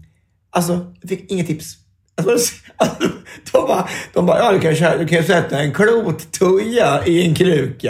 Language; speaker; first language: Swedish; native; Swedish